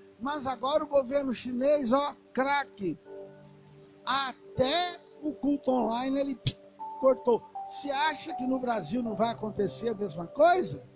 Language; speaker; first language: Portuguese; native; Portuguese